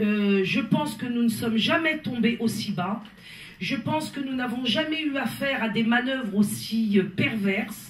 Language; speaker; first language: French; native; French